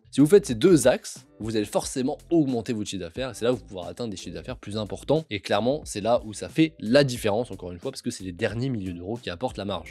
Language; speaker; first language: French; native; French